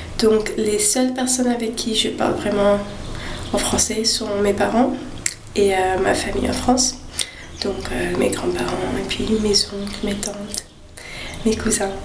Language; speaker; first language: French; early bilingual, heritage; French